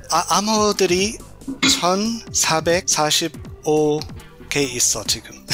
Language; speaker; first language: Korean; non-native, learner; English